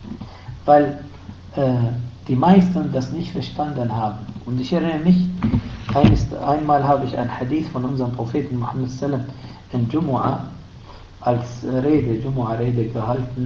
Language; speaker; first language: German; non-native, fluent; Arabic